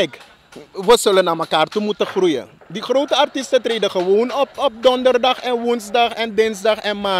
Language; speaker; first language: Dutch; native; Dutch